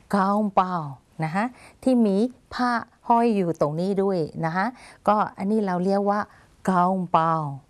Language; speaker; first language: Thai; non-native, fluent; Burmese